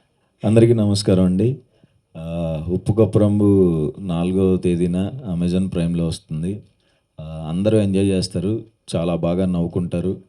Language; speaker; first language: Telugu; native; Telugu